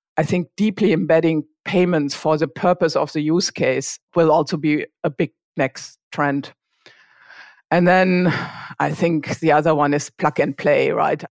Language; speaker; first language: English; non-native, fluent; German